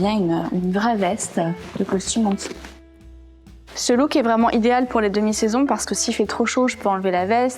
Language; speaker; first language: French; native; French